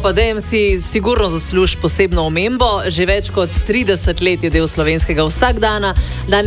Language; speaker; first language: Slovenian; native; Slovenian